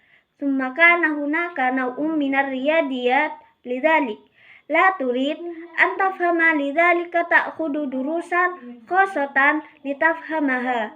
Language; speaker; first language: Arabic; non-native, learner; Indonesian